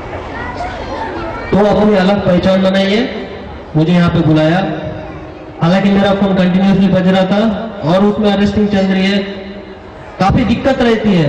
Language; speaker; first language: Hindi; non-native, local second language; Marathi